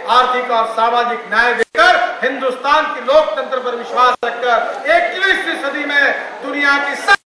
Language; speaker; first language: Hindi; non-native, local second language; Marathi